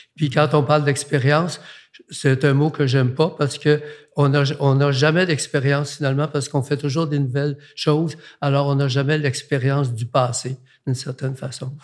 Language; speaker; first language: French; native; French